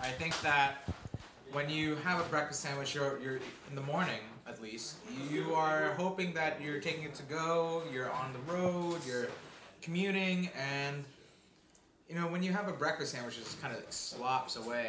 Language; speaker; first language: English; non-native, local second language; Filipino